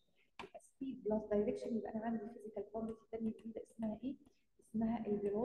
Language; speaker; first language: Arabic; native; Arabic